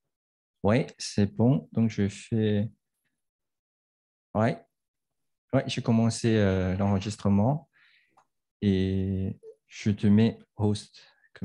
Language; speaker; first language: French; native; French